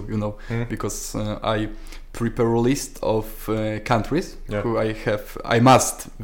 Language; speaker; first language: English; non-native, learner; Polish